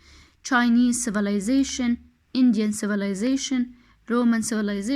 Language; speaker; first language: English; non-native, fluent; Arabic